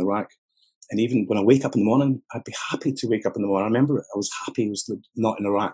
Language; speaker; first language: English; native; English